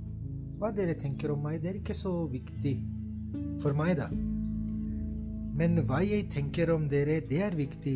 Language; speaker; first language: Norwegian; non-native, fluent; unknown